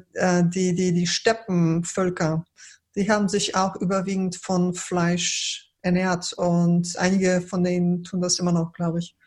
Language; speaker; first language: German; early bilingual, other home language; Polish